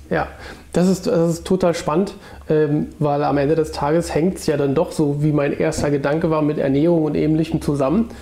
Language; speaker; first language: German; native; German